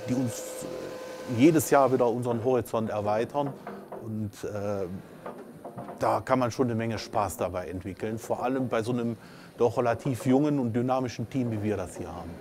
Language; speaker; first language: German; native; German